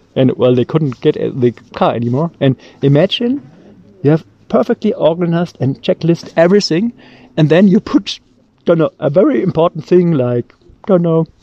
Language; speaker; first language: English; non-native, learner; German